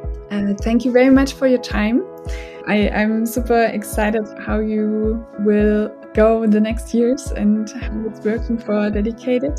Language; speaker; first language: English; non-native, fluent; German